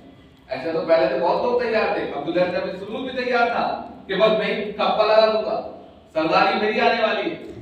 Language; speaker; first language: Urdu; native; Urdu